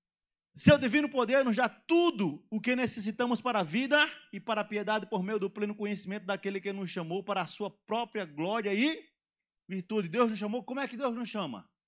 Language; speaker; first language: Portuguese; native; Portuguese